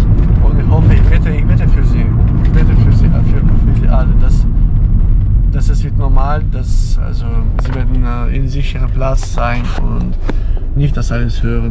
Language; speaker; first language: German; non-native, fluent; Ukrainian